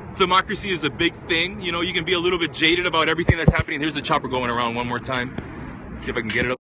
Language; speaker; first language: English; non-native, fluent; Spanish